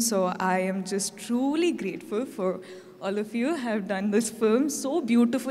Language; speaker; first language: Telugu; non-native, fluent; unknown